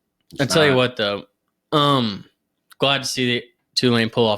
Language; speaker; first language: English; native; English